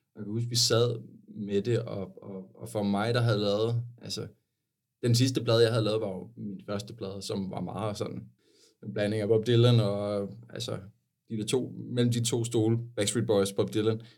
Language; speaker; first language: Danish; native; Danish